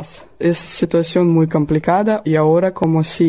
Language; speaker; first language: Spanish; non-native, learner; Russian